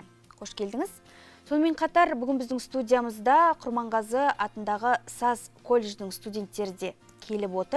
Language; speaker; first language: Kazakh; native; Kazakh